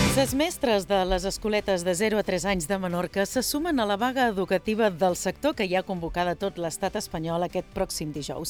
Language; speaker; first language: Catalan; native; Catalan